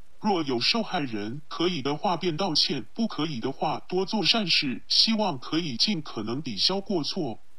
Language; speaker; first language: Chinese; non-native, local second language; Cantonese